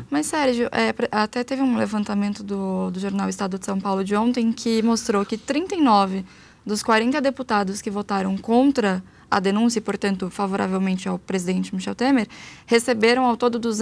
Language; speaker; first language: Portuguese; native; Portuguese